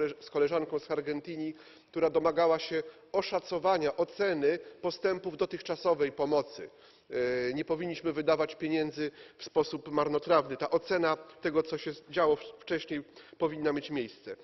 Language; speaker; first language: Polish; native; Polish